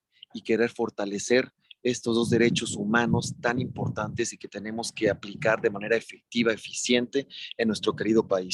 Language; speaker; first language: Spanish; native; Spanish